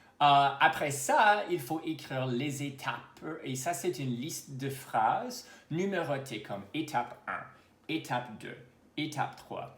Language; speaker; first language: French; non-native, local second language; English